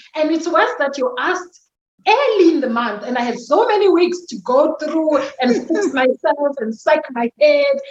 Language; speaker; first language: English; non-native, local second language; Xhosa